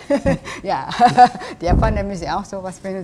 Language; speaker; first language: German; non-native, learner; Japanese